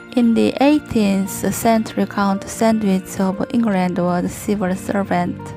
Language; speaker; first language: English; non-native, learner; Korean